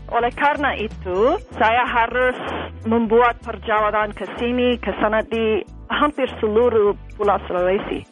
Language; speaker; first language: Indonesian; non-native, fluent; English